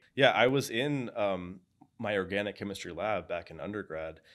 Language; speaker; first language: English; native; English